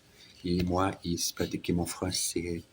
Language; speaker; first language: French; non-native, learner; Portuguese